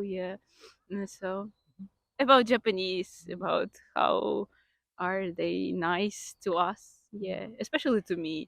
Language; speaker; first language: English; non-native, fluent; Ukrainian